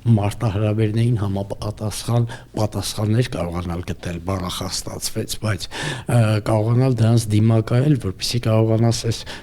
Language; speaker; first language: Armenian; native; Armenian